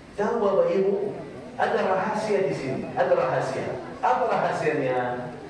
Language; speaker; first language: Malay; non-native, fluent; Arabic